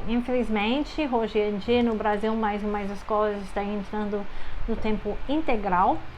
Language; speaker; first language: Portuguese; non-native, fluent; English